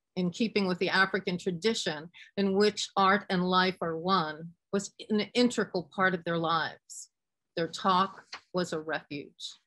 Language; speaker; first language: English; native; English